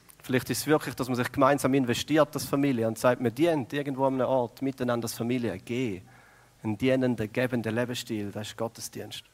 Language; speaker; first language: German; native; German